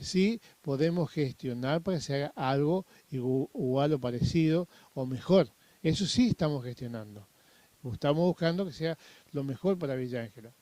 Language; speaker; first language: Spanish; native; Spanish